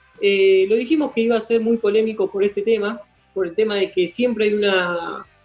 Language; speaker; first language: Spanish; native; Spanish